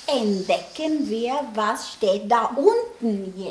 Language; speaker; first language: German; non-native, learner; Italian